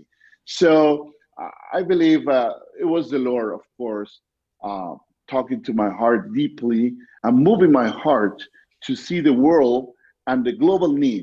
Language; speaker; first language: English; non-native, fluent; Spanish